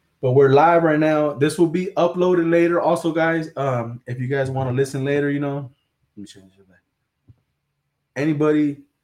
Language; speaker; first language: English; early bilingual, other home language; Spanish